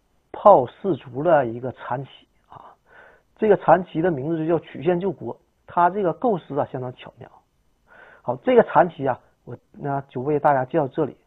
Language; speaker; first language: Chinese; native; Chinese